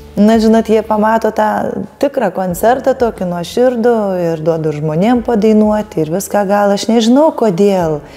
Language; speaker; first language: Lithuanian; native; Lithuanian